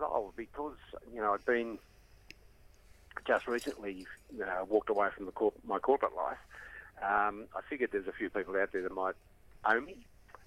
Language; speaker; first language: English; native; English